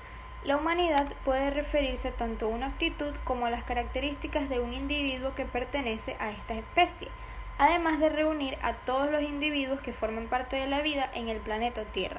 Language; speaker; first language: Spanish; native; Spanish